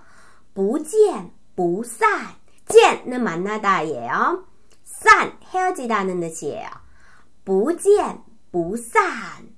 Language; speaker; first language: Korean; non-native, fluent; Chinese